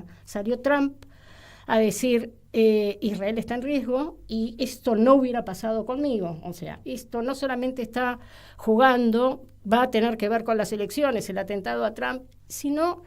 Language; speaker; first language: Spanish; native; Spanish